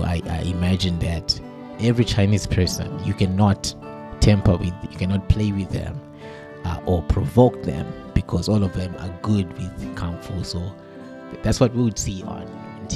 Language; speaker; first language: English; non-native, local second language; Shona